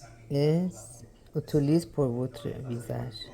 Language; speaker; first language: French; non-native, learner; Persian